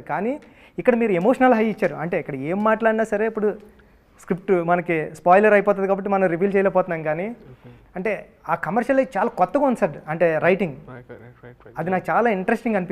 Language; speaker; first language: Telugu; native; Telugu